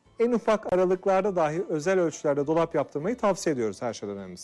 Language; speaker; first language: Turkish; native; Turkish